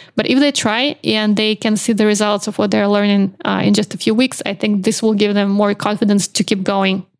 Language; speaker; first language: English; non-native, fluent; Belarusian